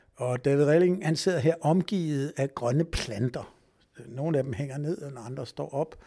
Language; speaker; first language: Danish; native; Danish